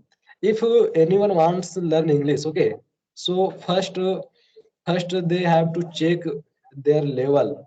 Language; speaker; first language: English; non-native, learner; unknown